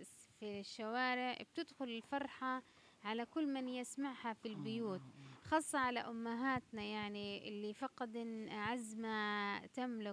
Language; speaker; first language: Arabic; native; Arabic